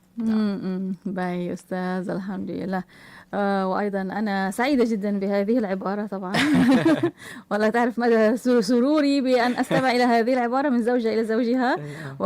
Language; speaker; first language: Arabic; non-native, fluent; Malay